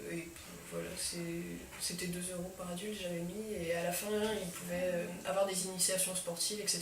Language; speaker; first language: French; native; French